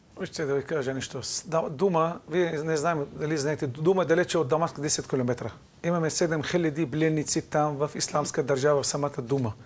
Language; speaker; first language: Bulgarian; non-native, fluent; Arabic